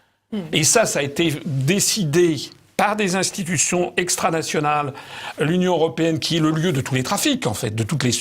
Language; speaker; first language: French; native; French